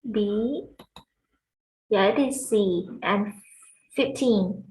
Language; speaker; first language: English; non-native, fluent; Vietnamese